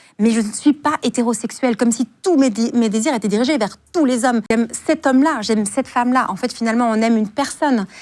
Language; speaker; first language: French; native; French